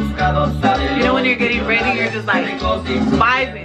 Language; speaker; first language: English; early bilingual, other home language; Spanish